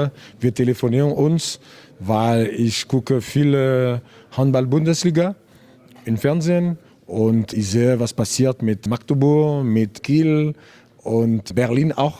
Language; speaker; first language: German; non-native, learner; French